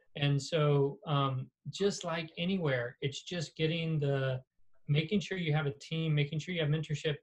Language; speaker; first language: English; native; English